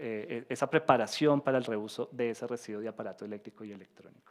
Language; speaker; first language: Spanish; native; Spanish